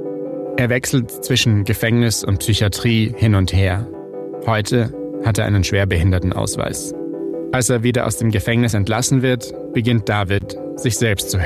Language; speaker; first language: German; native; German